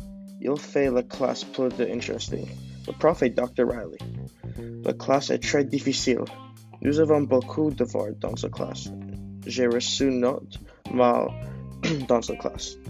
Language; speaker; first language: French; non-native, learner; English